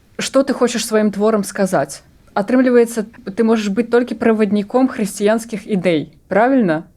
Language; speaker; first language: Belarusian; non-native, local second language; Russian